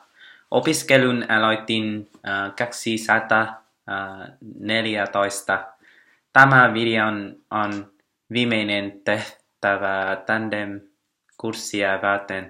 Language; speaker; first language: Finnish; non-native, learner; Vietnamese